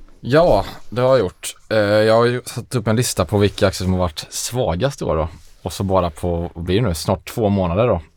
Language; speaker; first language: Swedish; native; Swedish